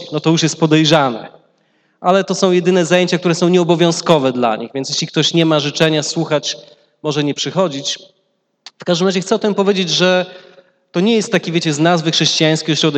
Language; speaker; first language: Polish; native; Polish